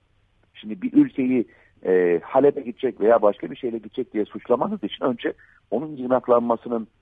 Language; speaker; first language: Turkish; native; Turkish